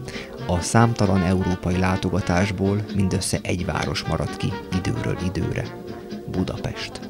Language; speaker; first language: Hungarian; native; Hungarian